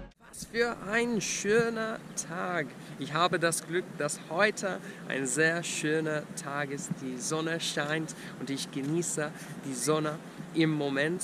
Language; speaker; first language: German; non-native, learner; English